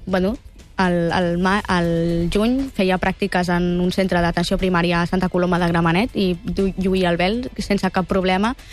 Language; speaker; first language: Catalan; early bilingual, other home language; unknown